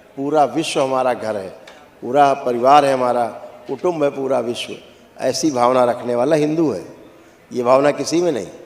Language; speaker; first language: Hindi; native; Hindi